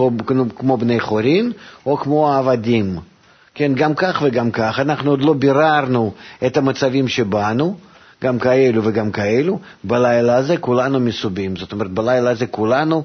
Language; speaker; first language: Hebrew; non-native, fluent; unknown